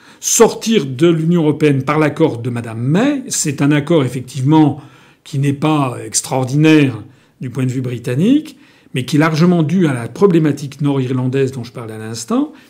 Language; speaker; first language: French; native; French